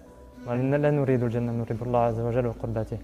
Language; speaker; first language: Arabic; non-native, learner; French